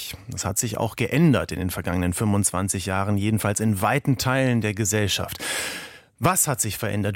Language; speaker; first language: German; native; German